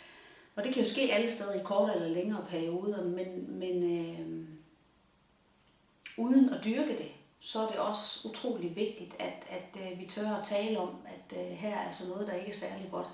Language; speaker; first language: Danish; native; Danish